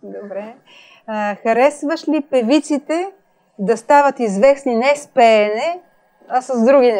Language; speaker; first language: Bulgarian; native; Bulgarian